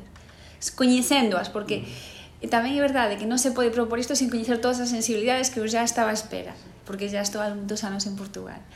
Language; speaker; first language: Galician; native; Galician